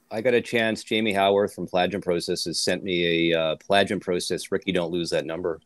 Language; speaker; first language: English; native; English